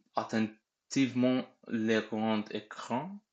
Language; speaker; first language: French; non-native, learner; English